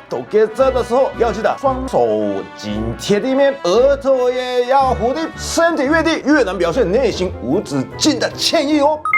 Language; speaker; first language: Chinese; non-native, fluent; Japanese